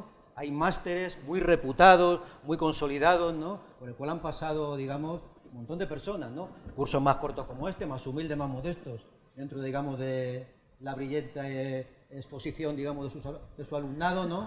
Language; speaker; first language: Spanish; native; Spanish